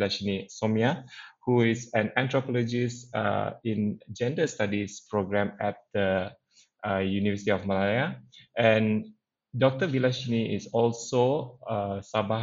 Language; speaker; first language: English; non-native, local second language; Malay